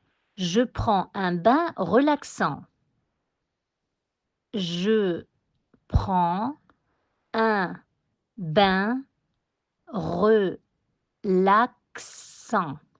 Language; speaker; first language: French; non-native, fluent; Spanish